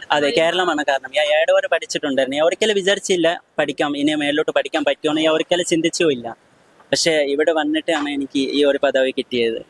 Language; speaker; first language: Malayalam; non-native, local second language; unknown